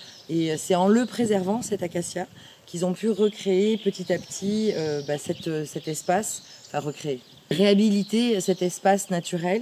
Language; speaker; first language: French; native; French